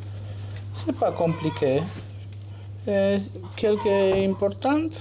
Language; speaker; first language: French; non-native, learner; Romanian